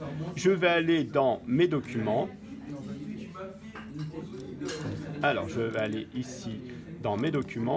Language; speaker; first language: French; native; French